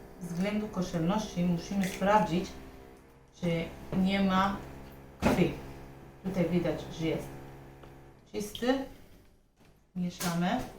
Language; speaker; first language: Polish; non-native, learner; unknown